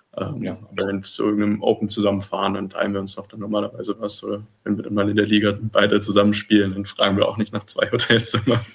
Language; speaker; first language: German; native; German